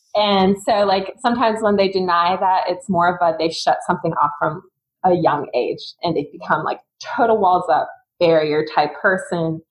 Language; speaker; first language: English; native; English